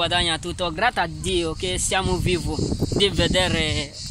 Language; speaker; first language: Italian; non-native, learner; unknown